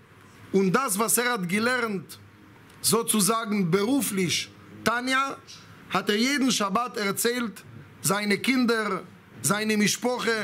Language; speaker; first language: German; non-native, fluent; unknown